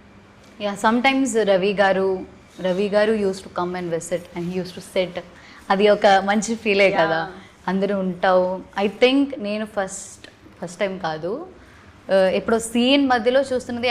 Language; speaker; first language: Telugu; non-native, learner; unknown